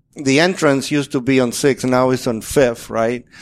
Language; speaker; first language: English; non-native, fluent; Spanish